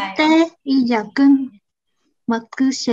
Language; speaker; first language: Korean; non-native, learner; Vietnamese